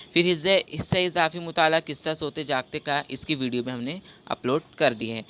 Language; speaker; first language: Urdu; native; Urdu